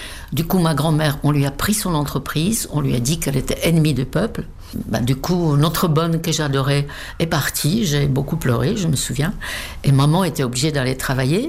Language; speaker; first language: French; non-native, fluent; Czech